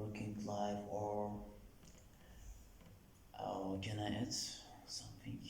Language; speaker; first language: English; non-native, learner; Turkish